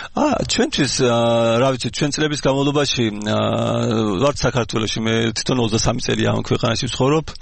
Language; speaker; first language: Georgian; early bilingual, heritage; Georgian